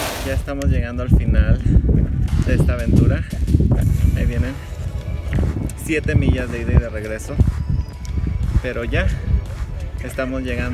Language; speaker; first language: Spanish; early bilingual, heritage; Spanish